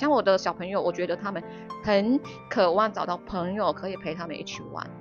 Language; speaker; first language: Chinese; non-native, fluent; Vietnamese